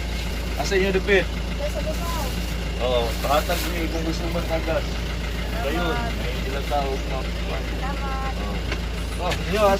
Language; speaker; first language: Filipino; non-native, local second language; Cebuano